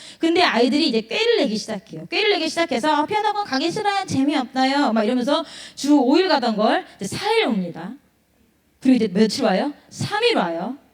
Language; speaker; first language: Korean; native; Korean